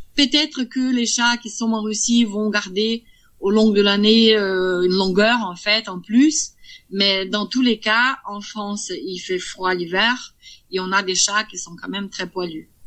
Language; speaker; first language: French; non-native, fluent; Portuguese